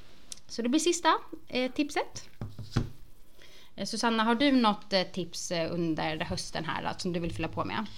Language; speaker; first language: Swedish; native; Swedish